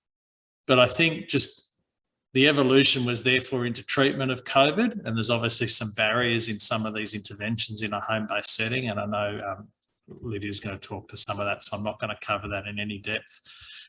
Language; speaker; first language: English; native; English